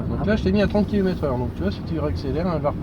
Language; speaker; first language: French; native; French